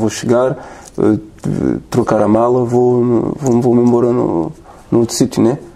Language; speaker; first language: Portuguese; non-native, learner; French